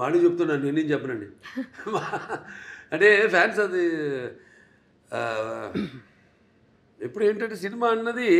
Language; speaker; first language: Telugu; native; Telugu